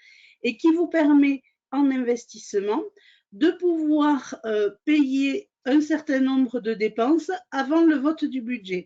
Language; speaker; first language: French; native; French